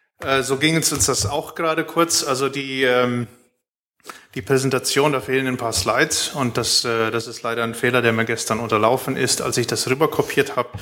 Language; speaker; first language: German; early bilingual, heritage; Plautdietsch